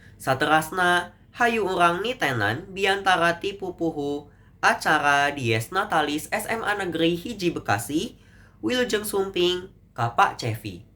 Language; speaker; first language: Sundanese; non-native, local second language; Indonesian